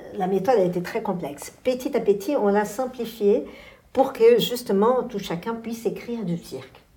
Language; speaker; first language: French; non-native, fluent; Portuguese